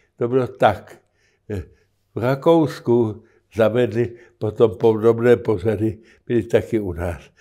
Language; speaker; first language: Czech; native; Czech